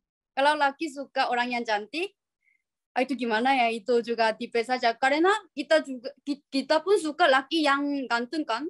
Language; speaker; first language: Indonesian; non-native, learner; Korean